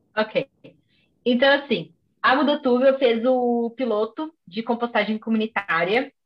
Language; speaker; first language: Portuguese; native; Portuguese